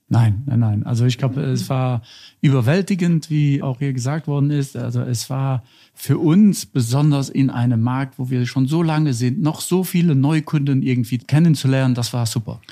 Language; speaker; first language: German; non-native, local second language; Luxembourgish